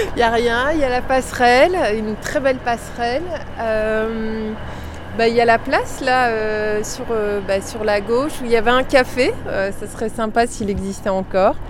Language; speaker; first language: French; early bilingual, heritage; French